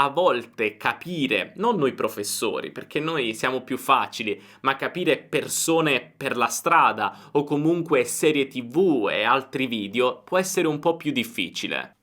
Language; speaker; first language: Italian; native; Italian